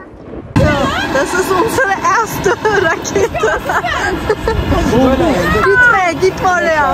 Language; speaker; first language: German; early bilingual, other home language; Turkish